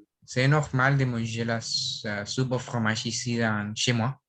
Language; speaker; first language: French; non-native, learner; Spanish